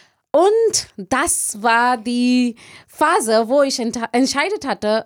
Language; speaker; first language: German; non-native, learner; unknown